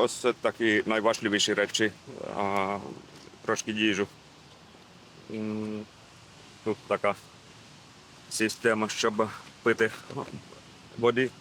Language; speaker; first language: Ukrainian; non-native, learner; Finnish